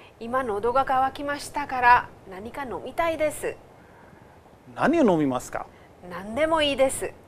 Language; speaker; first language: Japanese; non-native, fluent; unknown